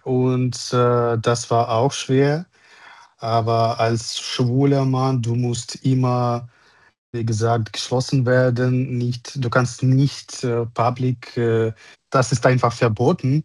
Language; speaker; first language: German; non-native, learner; Russian